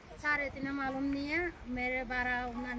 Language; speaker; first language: Hindi; non-native, learner; Rohingya